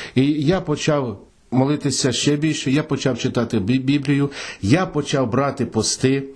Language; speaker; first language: Ukrainian; native; Ukrainian